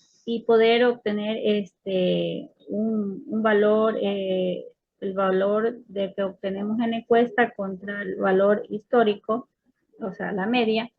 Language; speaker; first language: Spanish; native; Spanish